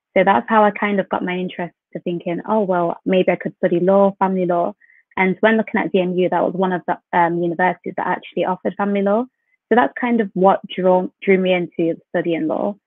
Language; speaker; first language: English; native; English